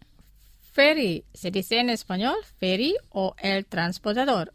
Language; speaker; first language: Spanish; non-native, fluent; Indonesian